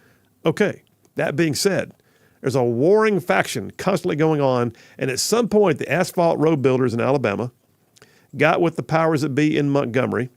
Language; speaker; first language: English; native; English